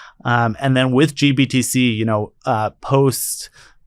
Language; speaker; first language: English; native; English